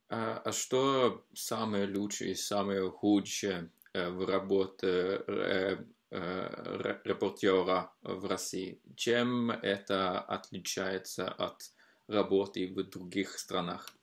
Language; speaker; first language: Russian; non-native, fluent; Norwegian